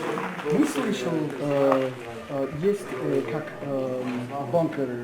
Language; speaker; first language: Russian; non-native, learner; English